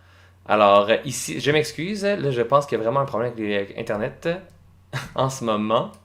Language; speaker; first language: French; native; French